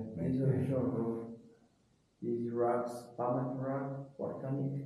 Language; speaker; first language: English; non-native, learner; Spanish